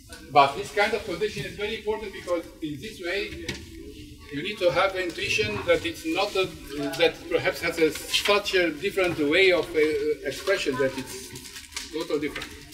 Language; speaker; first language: English; non-native, fluent; Romanian